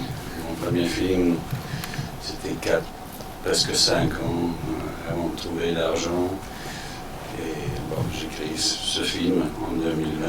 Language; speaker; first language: French; non-native, fluent; Danish